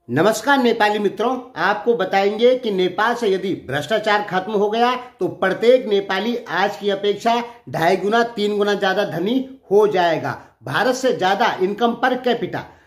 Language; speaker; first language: Hindi; native; Hindi